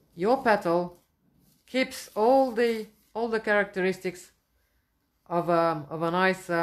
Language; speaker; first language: English; non-native, fluent; Romanian